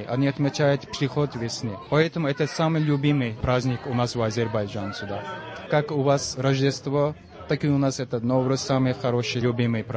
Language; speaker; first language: Russian; non-native, fluent; Azerbaijani